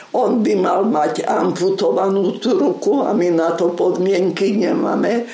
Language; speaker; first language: Slovak; non-native, local second language; Rusyn